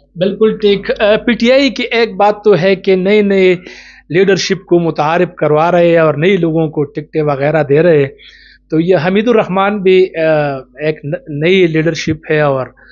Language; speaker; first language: Urdu; non-native, local second language; Pashto